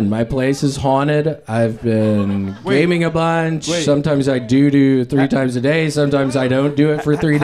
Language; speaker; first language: English; native; English